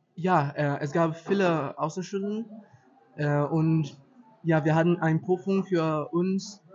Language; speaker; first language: German; non-native, learner; Portuguese